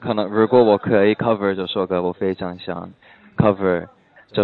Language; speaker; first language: Chinese; non-native, learner; English